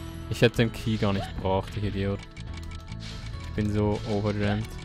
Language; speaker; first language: German; native; German